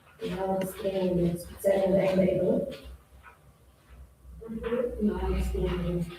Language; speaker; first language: Russian; non-native, local second language; Kazakh